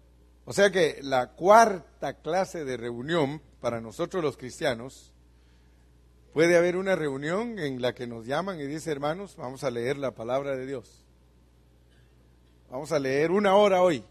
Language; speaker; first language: Spanish; native; Spanish